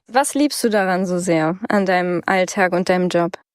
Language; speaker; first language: German; native; German